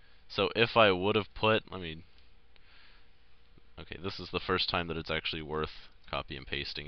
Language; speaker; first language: English; native; English